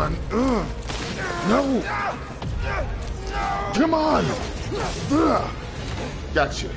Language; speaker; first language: English; native; English